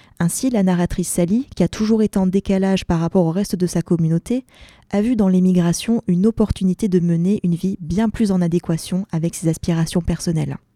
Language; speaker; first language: French; native; French